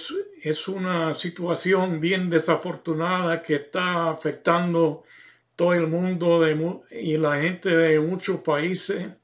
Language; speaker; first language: Spanish; non-native, fluent; English